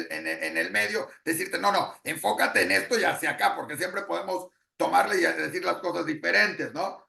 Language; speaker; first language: Spanish; native; Spanish